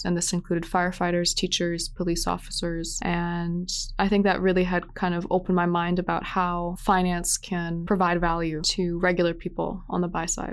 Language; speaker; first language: English; native; English